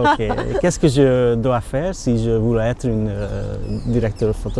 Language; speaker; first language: French; non-native, learner; Hungarian